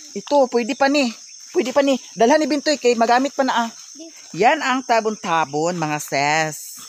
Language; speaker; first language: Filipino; non-native, local second language; Cebuano